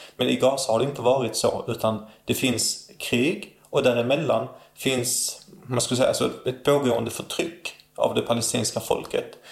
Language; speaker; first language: Swedish; early bilingual, other home language; Arabic